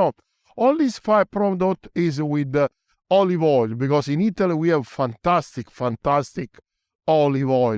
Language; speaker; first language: English; non-native, learner; Italian